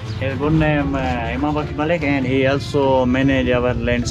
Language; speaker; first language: English; non-native, learner; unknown